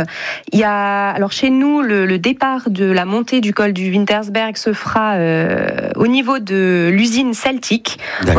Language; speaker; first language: French; native; French